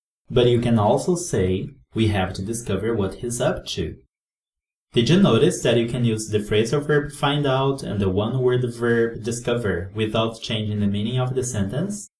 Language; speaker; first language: English; non-native, fluent; Portuguese